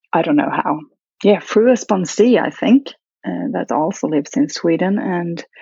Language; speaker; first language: English; non-native, fluent; Swedish